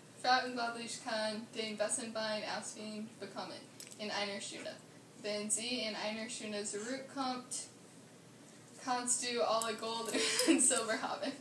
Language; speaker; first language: German; non-native, learner; English